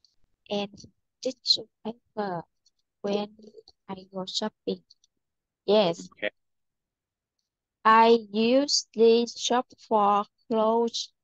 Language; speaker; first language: English; non-native, learner; Vietnamese